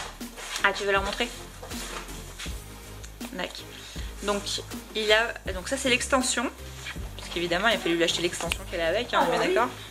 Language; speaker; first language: French; native; French